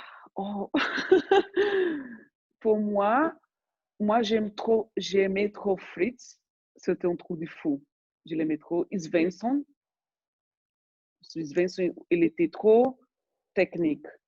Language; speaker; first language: French; non-native, fluent; Portuguese